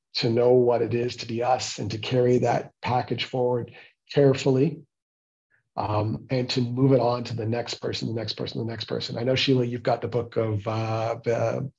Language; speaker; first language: English; native; English